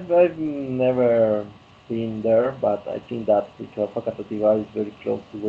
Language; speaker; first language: English; non-native, learner; Spanish